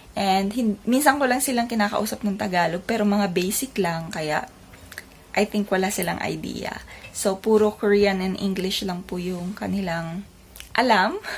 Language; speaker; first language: Filipino; native; Filipino